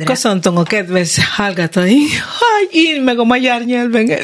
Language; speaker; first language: Hungarian; non-native, learner; Spanish